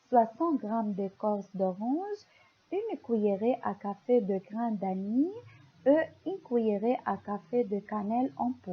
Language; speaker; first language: French; non-native, local second language; Arabic